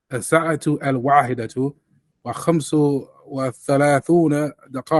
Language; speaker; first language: Arabic; non-native, learner; English